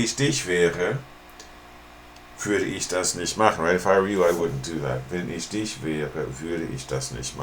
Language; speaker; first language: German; non-native, fluent; English